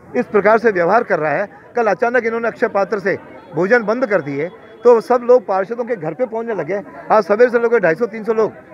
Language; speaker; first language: Hindi; native; Hindi